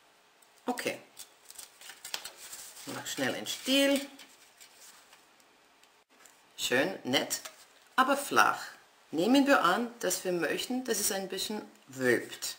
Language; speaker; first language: German; non-native, fluent; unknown